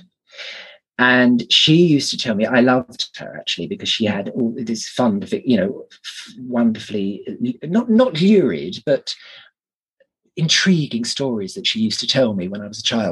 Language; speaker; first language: English; native; English